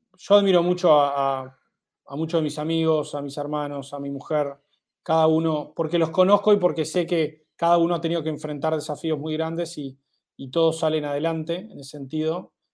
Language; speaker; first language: Spanish; native; Spanish